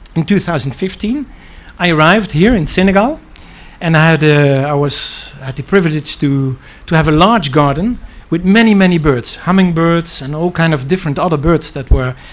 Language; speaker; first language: English; non-native, fluent; Dutch